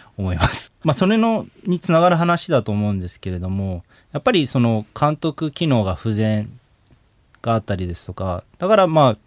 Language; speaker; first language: Japanese; native; Japanese